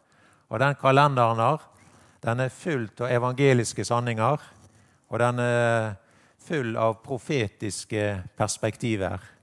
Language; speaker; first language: Norwegian; native; Norwegian